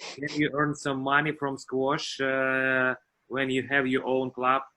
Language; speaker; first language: English; non-native, learner; Russian